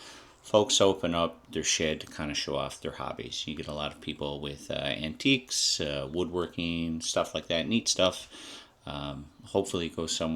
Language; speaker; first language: English; native; English